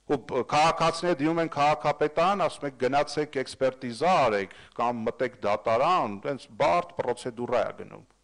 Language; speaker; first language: Armenian; native; Armenian